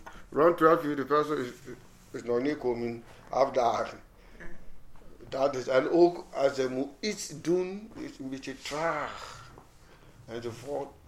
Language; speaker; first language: Dutch; non-native, learner; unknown